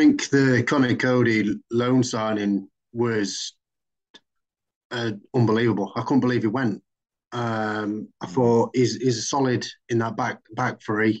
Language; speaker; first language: English; native; English